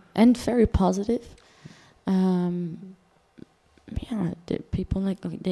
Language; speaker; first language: English; non-native, fluent; Dutch